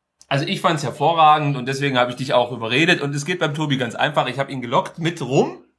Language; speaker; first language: German; native; German